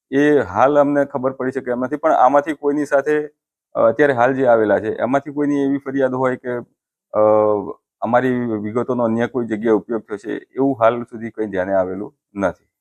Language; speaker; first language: Gujarati; native; Gujarati